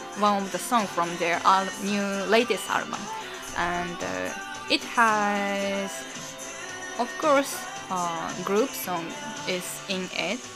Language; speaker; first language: English; non-native, learner; Japanese